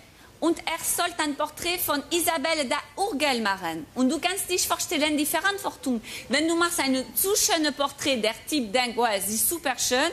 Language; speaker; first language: German; non-native, fluent; French